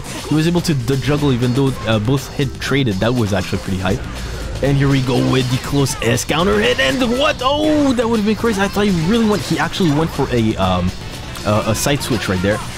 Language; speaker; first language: English; non-native, fluent; French